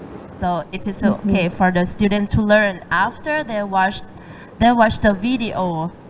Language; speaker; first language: English; non-native, learner; Thai